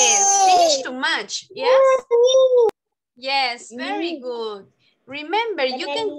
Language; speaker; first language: English; non-native, learner; Spanish